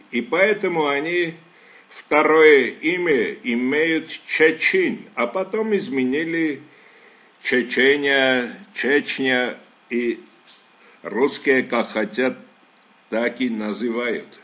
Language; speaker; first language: Russian; non-native, fluent; Armenian